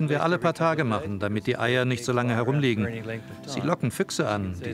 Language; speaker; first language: German; non-native, fluent; English